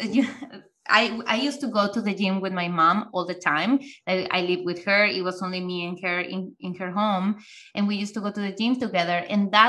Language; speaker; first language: English; non-native, fluent; Spanish